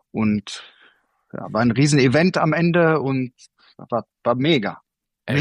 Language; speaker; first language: German; native; German